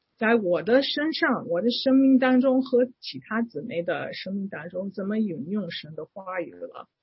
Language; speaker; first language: Chinese; non-native, fluent; English